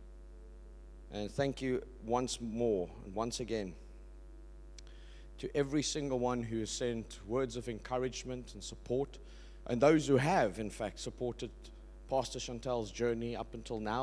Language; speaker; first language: English; native; English